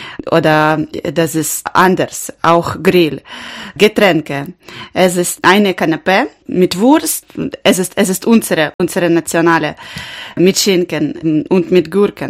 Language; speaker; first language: German; non-native, learner; Ukrainian